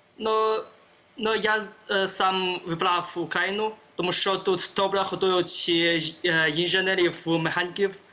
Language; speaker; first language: Ukrainian; non-native, learner; Chinese